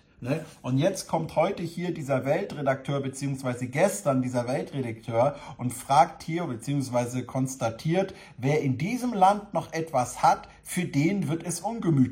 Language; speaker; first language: German; native; German